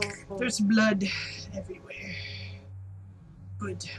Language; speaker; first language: English; native; English